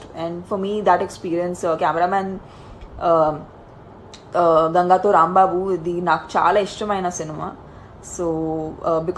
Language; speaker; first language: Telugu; non-native, fluent; Hindi